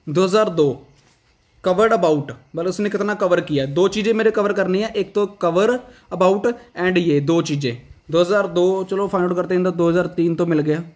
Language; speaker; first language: Hindi; non-native, local second language; Punjabi